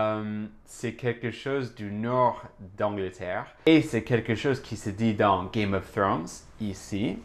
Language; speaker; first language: French; non-native, fluent; English